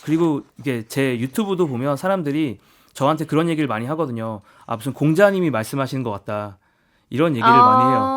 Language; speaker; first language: Korean; native; Korean